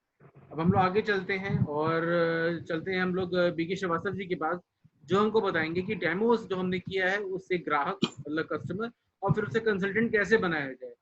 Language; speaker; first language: Hindi; native; Hindi